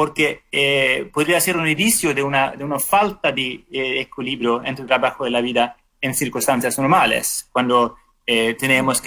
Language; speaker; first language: Spanish; non-native, fluent; Swedish